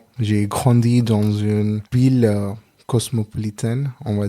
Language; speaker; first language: French; non-native, learner; Telugu